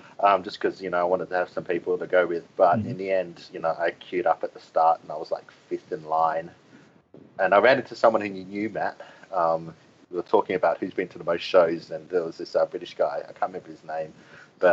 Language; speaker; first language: English; native; English